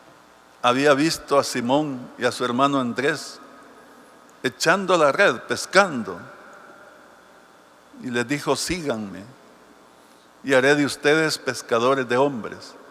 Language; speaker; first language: Spanish; native; Spanish